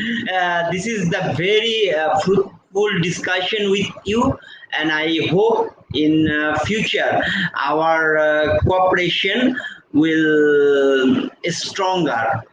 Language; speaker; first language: English; non-native, fluent; Bangla